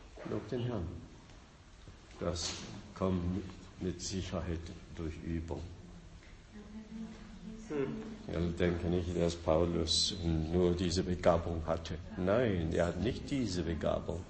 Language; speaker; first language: German; non-native, fluent; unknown